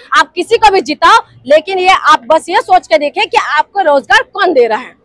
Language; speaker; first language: Hindi; non-native, local second language; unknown